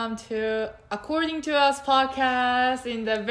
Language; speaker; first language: English; non-native, fluent; Japanese